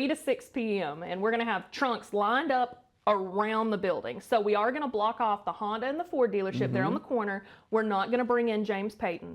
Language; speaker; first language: English; native; English